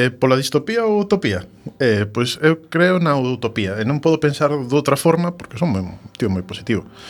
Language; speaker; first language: Galician; native; Galician